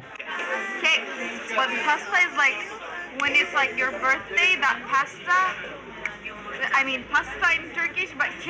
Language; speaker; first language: English; non-native, fluent; Turkish